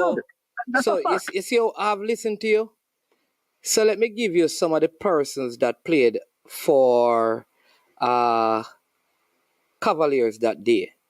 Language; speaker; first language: English; non-native, local second language; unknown